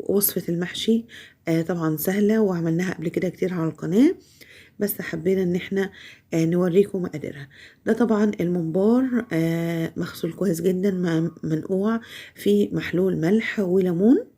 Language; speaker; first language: Arabic; native; Arabic